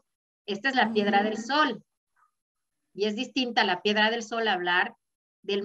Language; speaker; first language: Spanish; native; Spanish